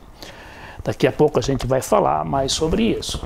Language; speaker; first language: Portuguese; native; Portuguese